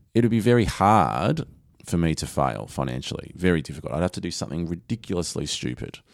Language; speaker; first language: English; native; English